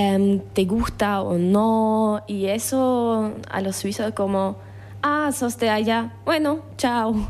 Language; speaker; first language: Spanish; non-native, fluent; German